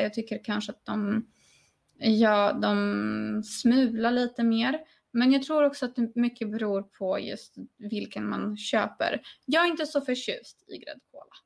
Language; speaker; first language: Swedish; non-native, fluent; Polish